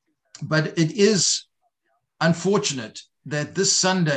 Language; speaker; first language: English; native; English